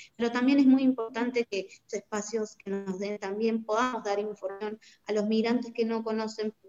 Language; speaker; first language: Spanish; native; Spanish